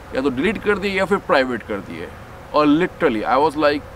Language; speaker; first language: Hindi; native; Hindi